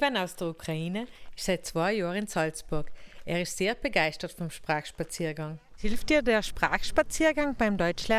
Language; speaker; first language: German; native; German